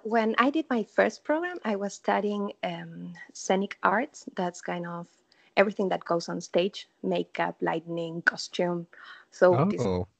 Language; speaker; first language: English; non-native, fluent; Spanish